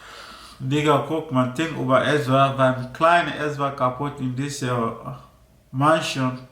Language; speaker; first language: German; non-native, learner; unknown